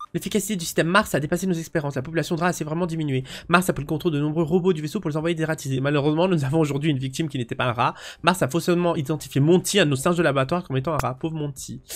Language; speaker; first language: French; native; French